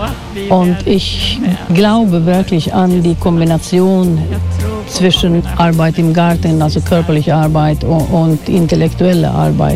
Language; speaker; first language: German; non-native, fluent; Swedish